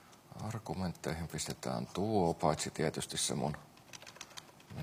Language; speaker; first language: Finnish; native; Finnish